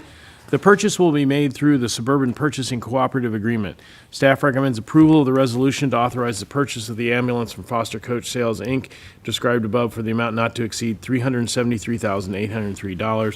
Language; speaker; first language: English; native; English